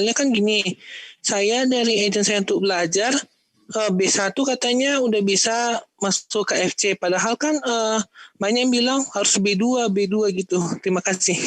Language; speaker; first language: Indonesian; native; Indonesian